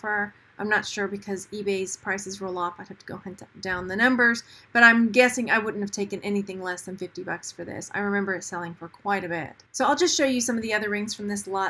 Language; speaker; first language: English; native; English